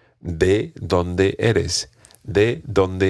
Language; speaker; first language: Spanish; non-native, fluent; English